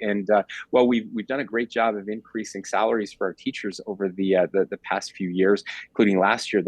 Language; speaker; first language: English; native; English